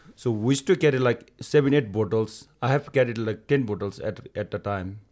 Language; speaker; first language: English; non-native, local second language; Sherpa